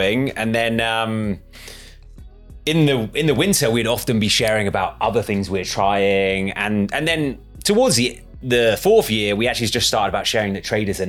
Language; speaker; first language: English; native; English